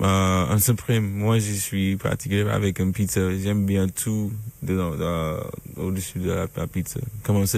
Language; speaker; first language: French; non-native, learner; English